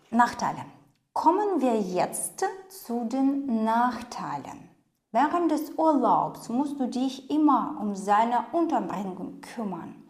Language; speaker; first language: German; non-native, fluent; Ukrainian